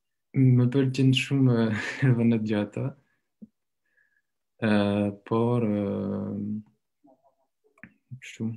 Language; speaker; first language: Albanian; non-native, learner; French